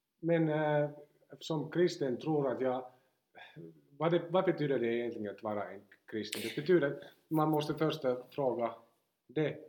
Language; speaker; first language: Swedish; non-native, local second language; Finnish